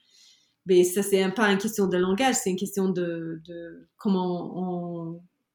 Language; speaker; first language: French; non-native, learner; English